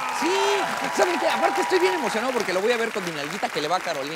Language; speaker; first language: Spanish; native; Spanish